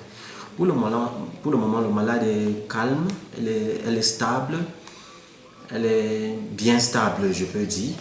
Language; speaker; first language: French; non-native, local second language; English